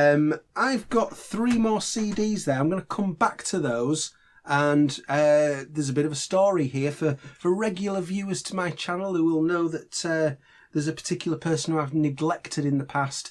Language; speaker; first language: English; native; English